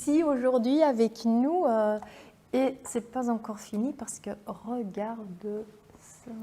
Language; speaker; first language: French; non-native, local second language; Dutch